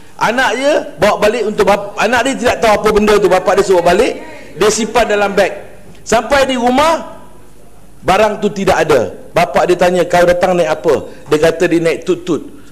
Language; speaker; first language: Malay; non-native, local second language; Tamil